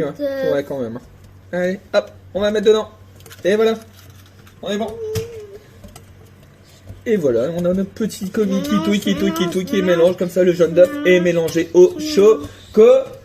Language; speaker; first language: French; native; French